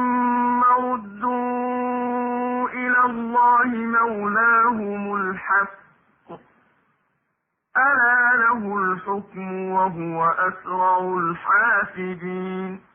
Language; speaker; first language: Arabic; native; Arabic